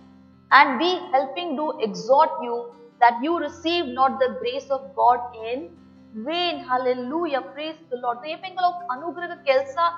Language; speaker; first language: English; non-native, local second language; Tulu